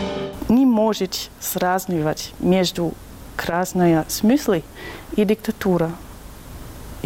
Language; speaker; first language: Russian; non-native, learner; German